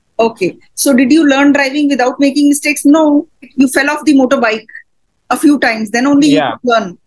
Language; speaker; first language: English; non-native, local second language; Hindi